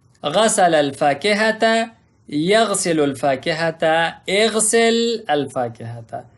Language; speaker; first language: Arabic; non-native, fluent; Pashto